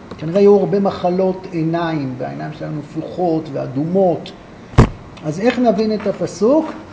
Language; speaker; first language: Hebrew; native; Hebrew